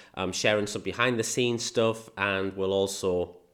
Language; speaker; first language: English; native; English